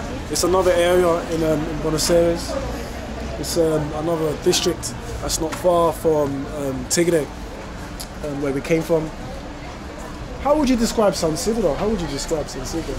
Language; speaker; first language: English; native; English